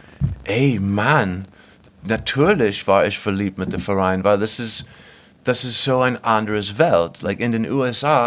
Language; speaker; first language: German; non-native, fluent; English